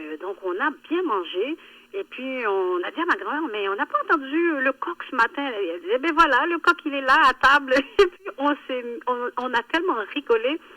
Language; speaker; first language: French; early bilingual, other home language; Haitian Creole